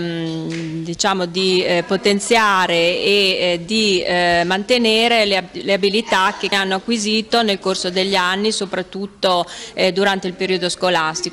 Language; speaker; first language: Italian; native; Italian